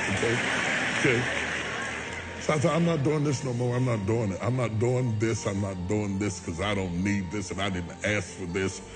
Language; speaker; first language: English; native; English